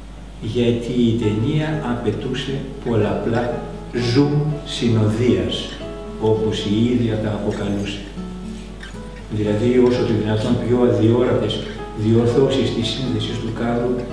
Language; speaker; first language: Greek; native; Greek